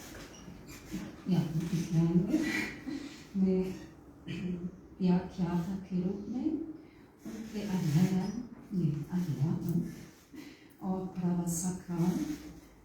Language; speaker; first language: Hindi; non-native, fluent; German